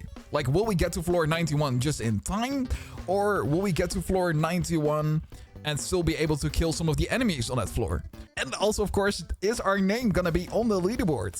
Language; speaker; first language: English; non-native, fluent; Dutch